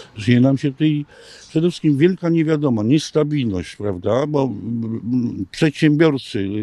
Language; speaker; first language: Polish; native; Polish